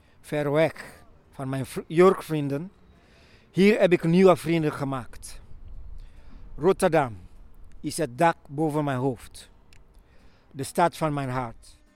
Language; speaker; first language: Dutch; non-native, learner; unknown